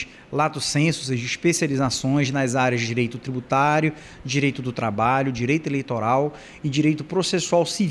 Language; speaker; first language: Portuguese; native; Portuguese